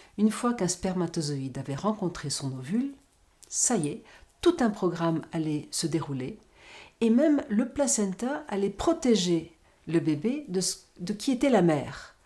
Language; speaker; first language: French; non-native, fluent; Portuguese